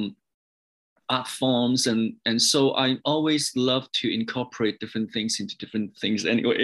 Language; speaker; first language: English; non-native, local second language; Cantonese